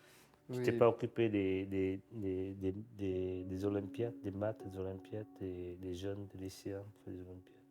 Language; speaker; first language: French; non-native, fluent; Vietnamese